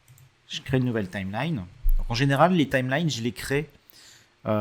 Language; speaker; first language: French; native; French